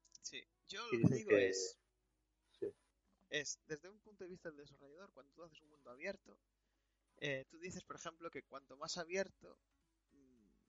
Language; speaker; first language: Spanish; native; Spanish